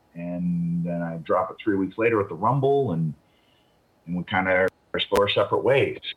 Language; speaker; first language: English; native; English